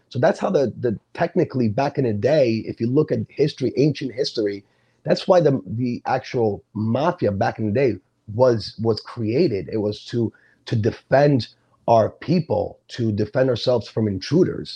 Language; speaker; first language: English; early bilingual, other home language; Sicilian